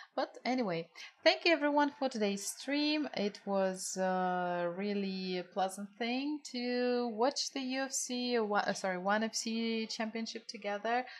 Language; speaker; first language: English; non-native, fluent; Russian